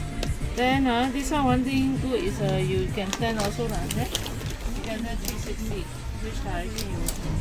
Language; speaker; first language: English; non-native, fluent; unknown